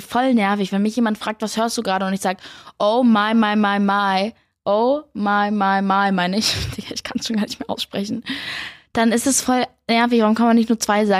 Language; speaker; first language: German; native; German